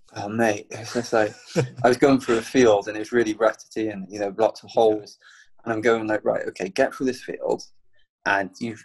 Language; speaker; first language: English; native; English